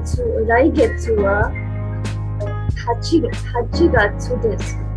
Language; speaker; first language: Japanese; non-native, learner; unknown